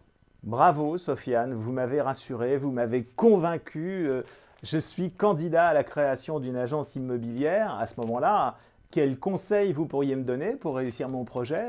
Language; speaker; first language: French; native; French